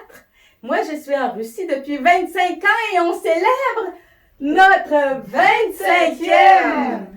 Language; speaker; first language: French; native; French